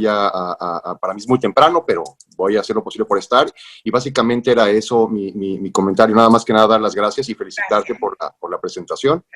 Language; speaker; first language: Spanish; native; Spanish